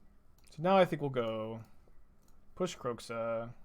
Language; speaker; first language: English; native; English